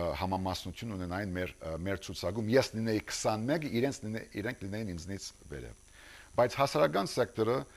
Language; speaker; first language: Armenian; early bilingual, heritage; Armenian